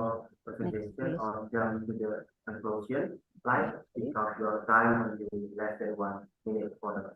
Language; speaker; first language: English; non-native, fluent; Indonesian